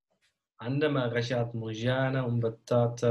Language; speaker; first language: Arabic; non-native, learner; Dutch